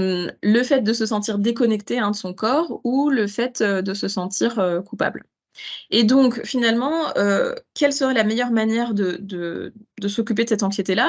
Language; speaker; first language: French; native; French